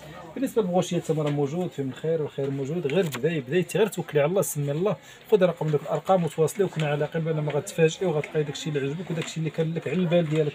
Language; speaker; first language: Arabic; native; Arabic